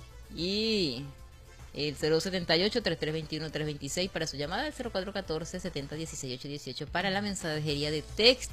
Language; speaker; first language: Spanish; native; Spanish